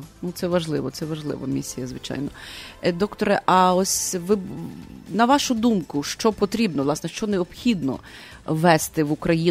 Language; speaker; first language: Ukrainian; native; Ukrainian